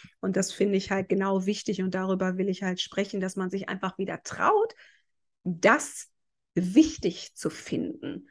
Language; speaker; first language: German; native; German